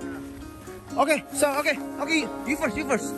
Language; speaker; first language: English; non-native, learner; Indonesian